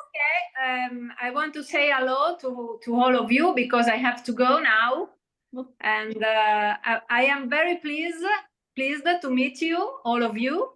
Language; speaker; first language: English; non-native, learner; Italian